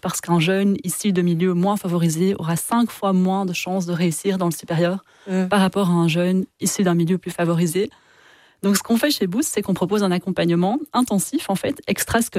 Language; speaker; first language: French; native; French